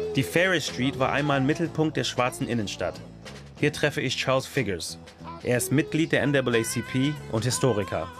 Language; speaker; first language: German; non-native, fluent; English